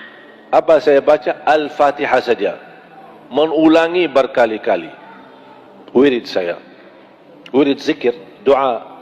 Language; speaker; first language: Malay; non-native, fluent; Arabic